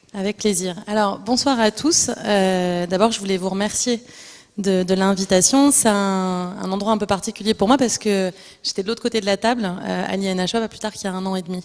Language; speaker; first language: French; native; French